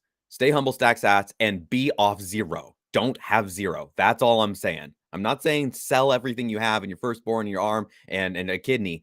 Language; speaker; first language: English; native; English